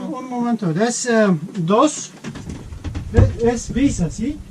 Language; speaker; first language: Spanish; non-native, learner; Turkish